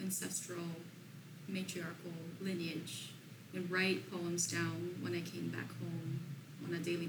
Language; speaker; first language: English; non-native, fluent; Portuguese